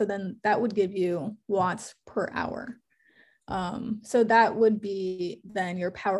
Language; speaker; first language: English; native; English